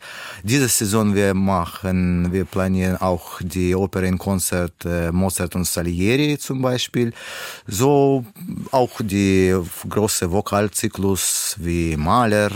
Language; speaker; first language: German; non-native, learner; Russian